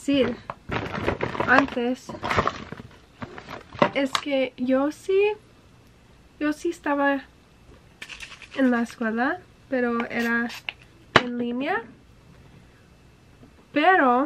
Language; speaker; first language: Spanish; early bilingual, heritage; English